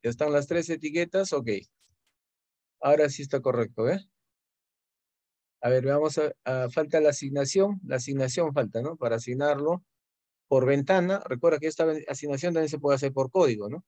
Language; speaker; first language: Spanish; native; Spanish